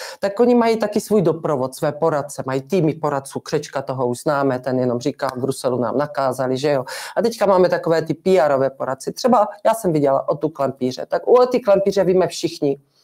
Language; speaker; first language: Czech; native; Czech